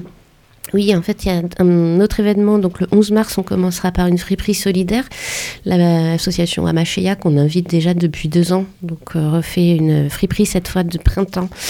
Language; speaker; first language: French; native; French